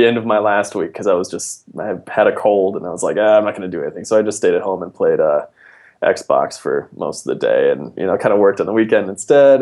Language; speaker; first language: English; native; English